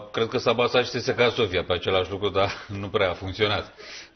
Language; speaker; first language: Romanian; native; Romanian